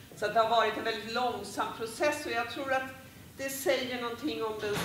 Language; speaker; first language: Swedish; native; Swedish